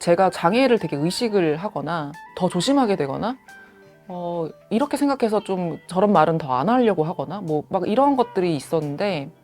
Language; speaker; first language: Korean; native; Korean